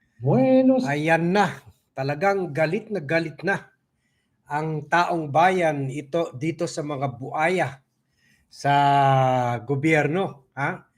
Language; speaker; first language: Filipino; non-native, local second language; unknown